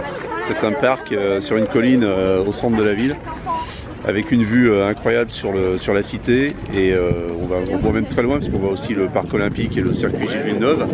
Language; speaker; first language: French; native; French